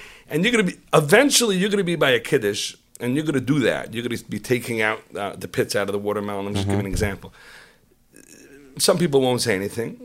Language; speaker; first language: English; native; English